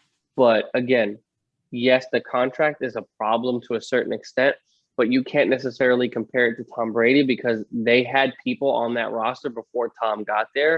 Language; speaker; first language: English; native; English